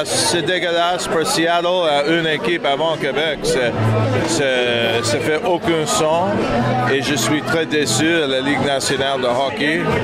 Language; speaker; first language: French; non-native, learner; English